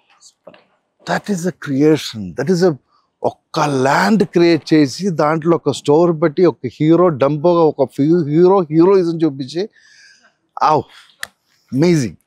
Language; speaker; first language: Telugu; non-native, learner; Malayalam